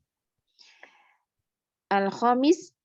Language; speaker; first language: Arabic; non-native, learner; Indonesian